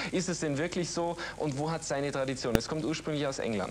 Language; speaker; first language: German; native; German